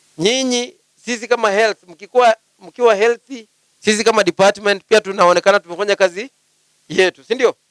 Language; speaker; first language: Swahili; non-native, local second language; Luyia